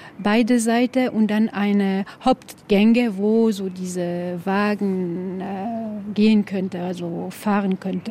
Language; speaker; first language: German; non-native, local second language; French